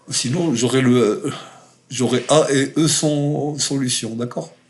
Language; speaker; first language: French; non-native, local second language; Arabic